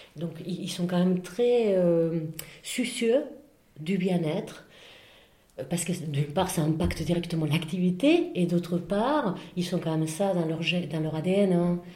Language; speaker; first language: French; non-native, fluent; Spanish